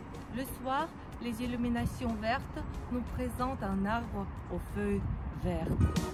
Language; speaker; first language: French; non-native, learner; Russian